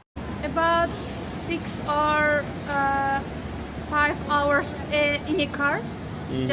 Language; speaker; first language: English; non-native, fluent; Uzbek